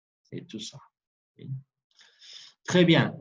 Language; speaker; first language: French; non-native, fluent; Spanish